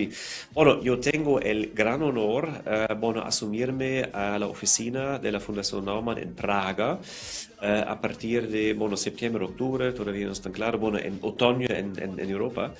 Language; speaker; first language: Spanish; non-native, fluent; German